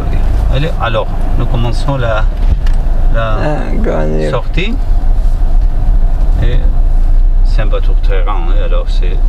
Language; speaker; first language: French; non-native, learner; Spanish